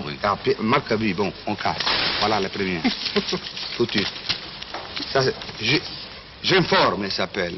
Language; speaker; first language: French; non-native, fluent; Italian